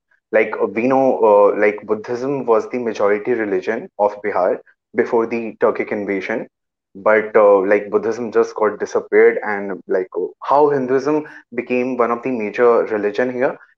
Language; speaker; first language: English; non-native, local second language; Hindi